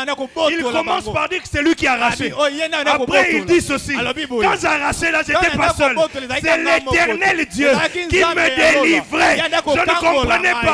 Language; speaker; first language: French; non-native, local second language; Lingala